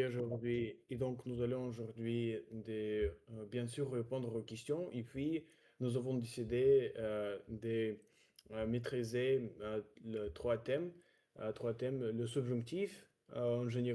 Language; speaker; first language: French; non-native, learner; Russian